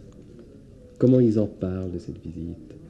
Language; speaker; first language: French; native; French